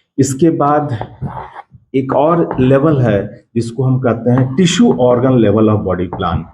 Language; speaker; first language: Hindi; native; Hindi